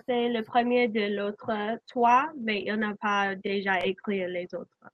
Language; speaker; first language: French; non-native, learner; English